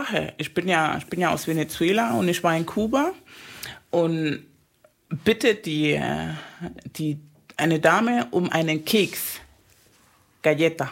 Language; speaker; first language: German; native; German